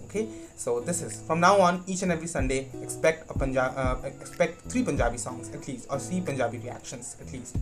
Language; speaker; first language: Hindi; non-native, local second language; Bangla